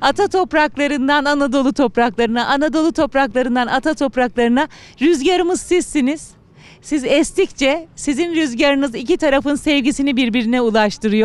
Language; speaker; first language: Turkish; native; Turkish